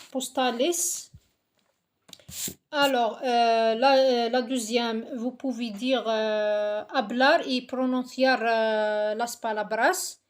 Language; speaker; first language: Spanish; non-native, fluent; French